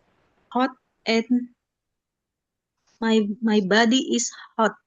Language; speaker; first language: English; non-native, learner; Indonesian